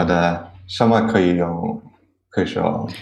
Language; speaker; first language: Chinese; non-native, learner; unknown